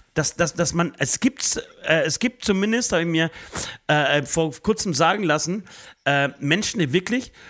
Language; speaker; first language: German; native; German